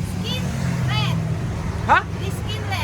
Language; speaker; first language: English; non-native, learner; Indonesian